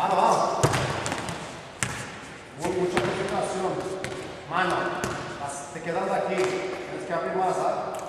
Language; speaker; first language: Spanish; non-native, learner; Portuguese